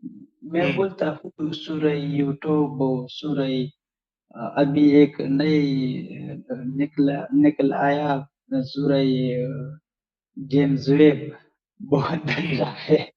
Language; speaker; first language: Hindi; non-native, learner; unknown